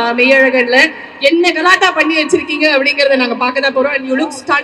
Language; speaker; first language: Tamil; native; Tamil